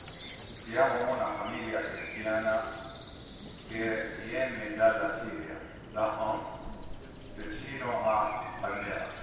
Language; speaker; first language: Italian; non-native, learner; Arabic